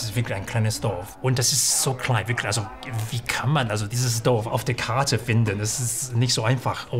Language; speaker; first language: German; non-native, fluent; Chinese